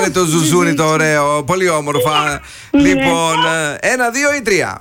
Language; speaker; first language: Greek; native; Greek